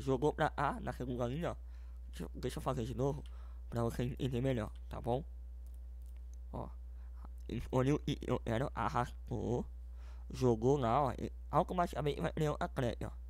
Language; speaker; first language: Portuguese; native; Portuguese